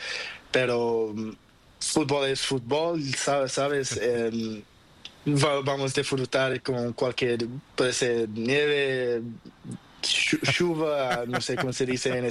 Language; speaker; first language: Spanish; non-native, learner; Portuguese